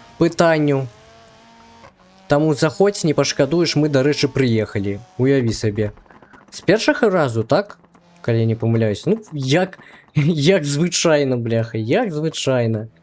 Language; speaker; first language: Belarusian; non-native, local second language; Russian